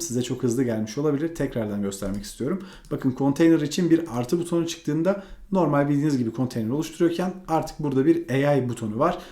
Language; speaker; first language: Turkish; native; Turkish